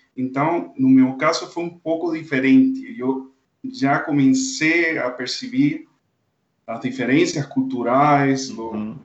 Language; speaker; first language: Portuguese; non-native, fluent; Spanish